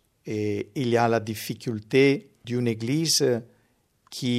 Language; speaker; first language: French; non-native, fluent; Italian